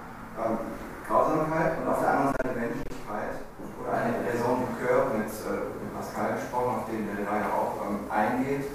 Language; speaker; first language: German; native; German